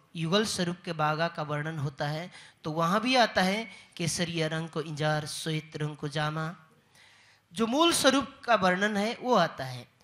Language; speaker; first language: Hindi; native; Hindi